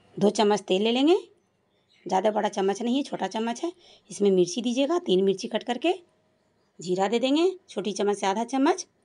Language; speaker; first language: Hindi; native; Hindi